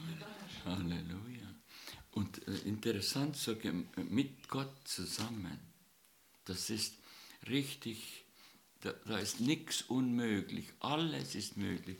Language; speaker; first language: German; non-native, learner; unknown